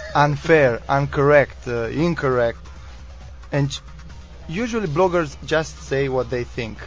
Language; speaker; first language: English; non-native, fluent; Romanian